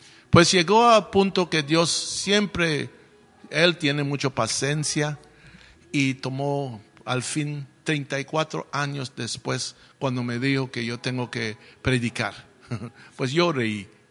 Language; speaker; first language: Spanish; non-native, fluent; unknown